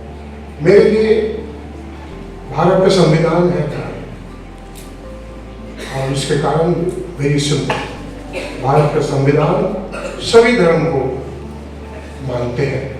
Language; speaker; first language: Hindi; non-native, local second language; Assamese